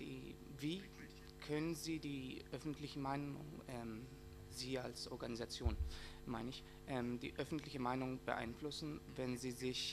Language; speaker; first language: German; non-native, fluent; Greek